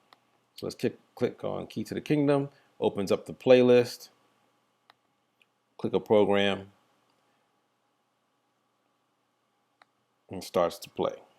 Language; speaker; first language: English; native; English